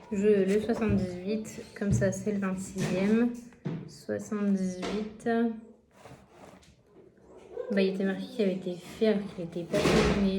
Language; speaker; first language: French; native; French